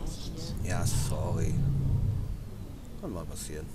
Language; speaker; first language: German; native; German